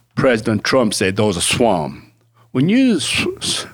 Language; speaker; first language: English; non-native, fluent; Korean